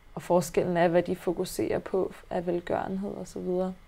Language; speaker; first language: Danish; native; Danish